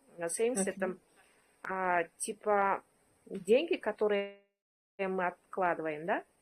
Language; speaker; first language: Russian; non-native, local second language; Kyrgyz